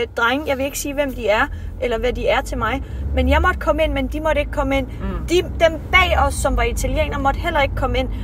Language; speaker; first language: Danish; early bilingual, other home language; Kurdish